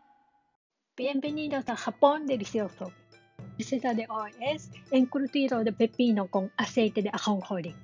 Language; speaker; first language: Spanish; non-native, learner; Japanese